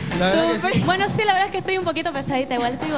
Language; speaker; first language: Spanish; native; Spanish